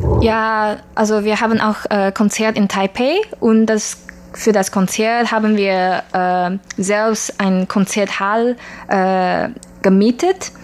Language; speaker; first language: German; non-native, learner; Chinese